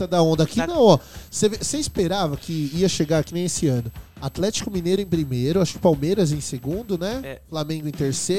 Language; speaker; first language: Portuguese; native; Portuguese